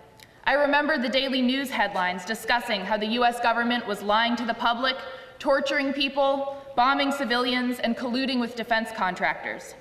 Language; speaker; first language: English; native; English